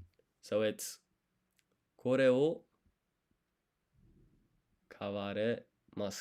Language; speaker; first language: Japanese; non-native, learner; English